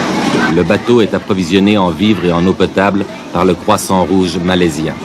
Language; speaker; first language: French; native; French